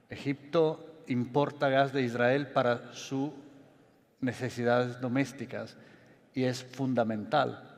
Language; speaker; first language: Spanish; non-native, fluent; Italian